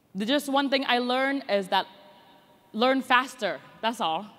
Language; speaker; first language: English; native; English